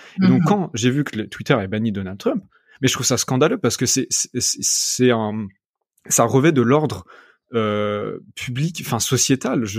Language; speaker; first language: French; native; French